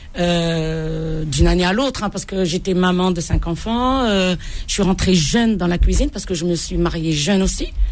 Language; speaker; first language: French; non-native, local second language; Arabic